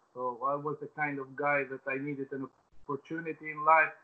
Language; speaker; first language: English; non-native, fluent; Albanian